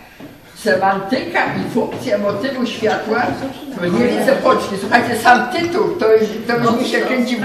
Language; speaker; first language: Polish; native; Polish